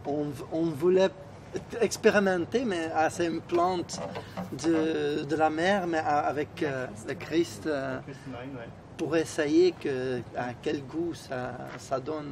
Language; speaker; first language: French; non-native, fluent; Spanish